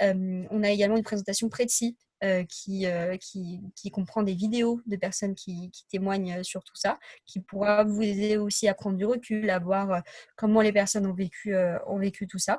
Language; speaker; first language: French; native; French